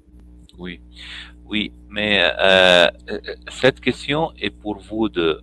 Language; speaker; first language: French; non-native, fluent; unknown